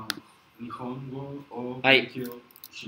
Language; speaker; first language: Japanese; non-native, learner; Spanish